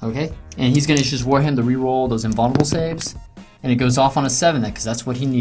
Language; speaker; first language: English; native; English